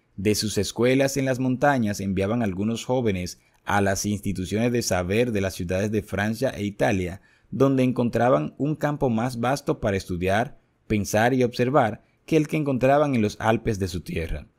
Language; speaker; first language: Spanish; native; Spanish